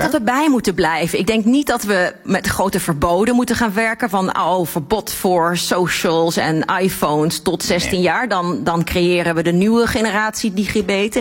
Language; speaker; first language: Dutch; native; Dutch